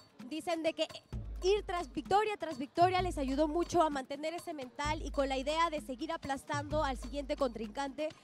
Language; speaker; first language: Spanish; native; Spanish